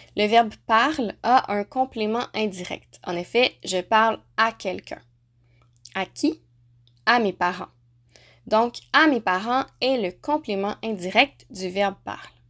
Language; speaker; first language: French; native; French